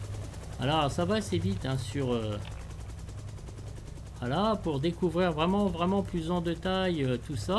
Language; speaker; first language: French; native; French